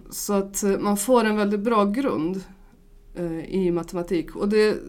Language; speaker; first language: Swedish; early bilingual, other home language; Bosnian